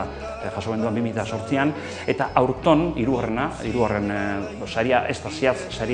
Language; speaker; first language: Basque; native; Basque